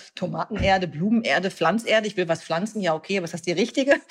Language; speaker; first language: German; native; German